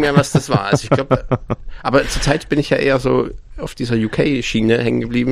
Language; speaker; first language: German; native; German